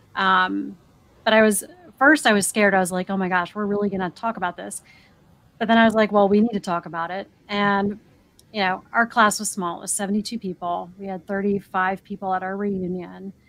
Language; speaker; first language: English; native; English